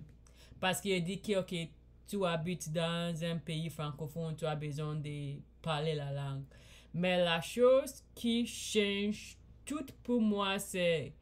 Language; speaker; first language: French; non-native, learner; English